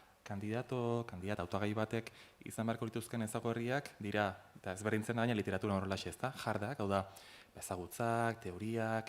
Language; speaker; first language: Basque; native; Basque